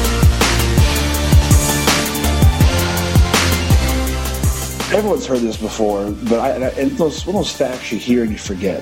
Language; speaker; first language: English; native; English